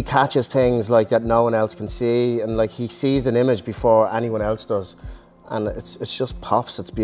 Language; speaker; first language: English; native; English